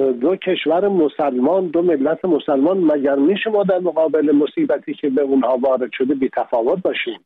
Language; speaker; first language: Persian; native; Persian